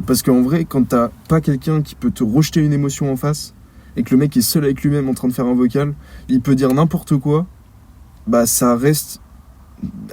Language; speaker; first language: French; native; French